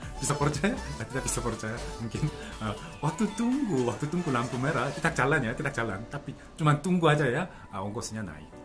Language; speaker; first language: Indonesian; non-native, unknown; Korean